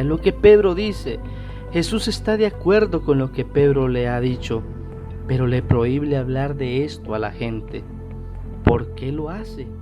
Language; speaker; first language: Spanish; native; Spanish